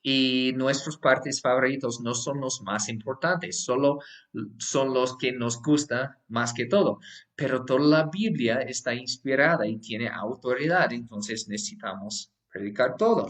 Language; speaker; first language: Spanish; non-native, fluent; English